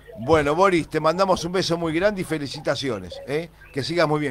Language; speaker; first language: Spanish; native; Spanish